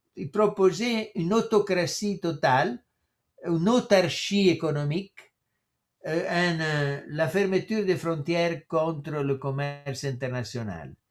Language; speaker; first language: French; non-native, fluent; Italian